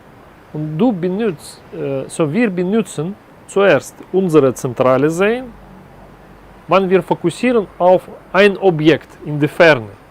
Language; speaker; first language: German; non-native, learner; Russian